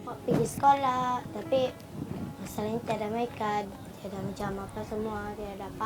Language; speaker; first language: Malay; non-native, local second language; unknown